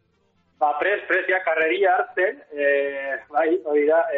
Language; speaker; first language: Basque; native; Basque